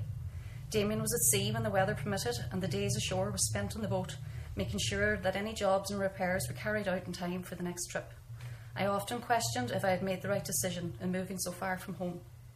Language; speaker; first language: English; native; English